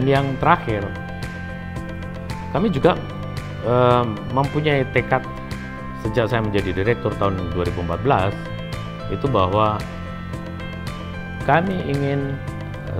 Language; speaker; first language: Indonesian; non-native, local second language; Javanese